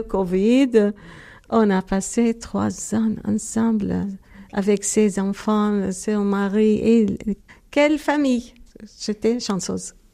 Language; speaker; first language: French; non-native, learner; Arabic